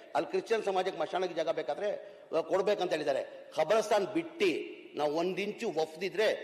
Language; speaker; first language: Kannada; non-native, local second language; Urdu